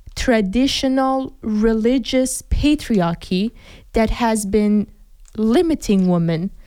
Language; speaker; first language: English; non-native, fluent; Persian